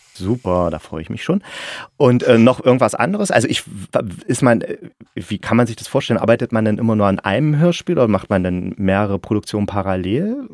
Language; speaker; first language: German; native; German